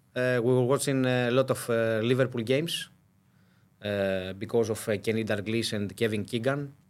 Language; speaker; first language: English; non-native, fluent; Greek